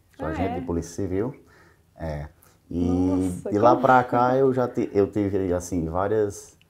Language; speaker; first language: Portuguese; native; Portuguese